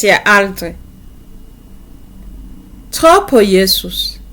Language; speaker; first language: Danish; non-native, learner; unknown